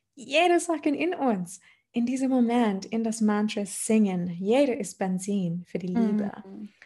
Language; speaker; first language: German; non-native, fluent; English